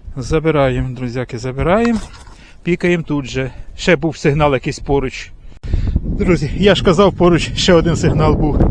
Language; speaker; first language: Ukrainian; native; Ukrainian